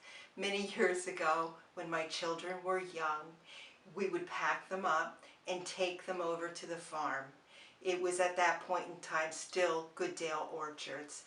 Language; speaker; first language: English; native; English